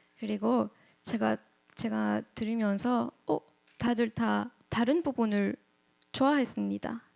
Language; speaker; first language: Korean; non-native, learner; French